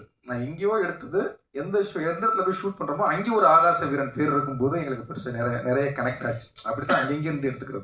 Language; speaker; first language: Tamil; native; Tamil